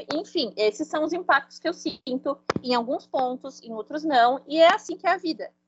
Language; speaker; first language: Portuguese; non-native, fluent; Spanish